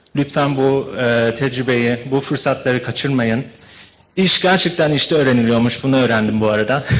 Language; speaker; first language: Turkish; early bilingual, heritage; Turkish